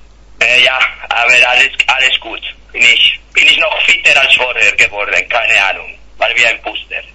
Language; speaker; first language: German; non-native, fluent; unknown